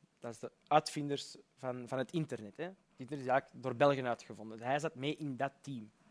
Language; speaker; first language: Dutch; early bilingual, other home language; Berber languages